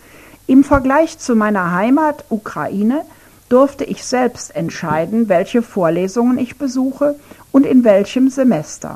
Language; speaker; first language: German; non-native, fluent; Ukrainian